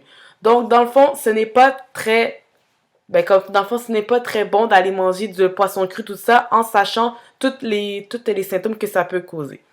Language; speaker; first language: French; native; French